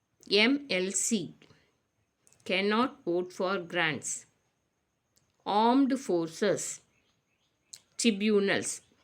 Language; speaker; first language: English; non-native, local second language; Tamil